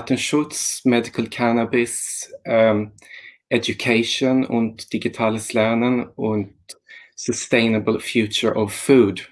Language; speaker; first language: German; non-native, fluent; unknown